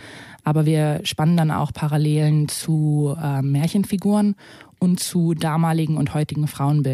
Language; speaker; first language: German; native; German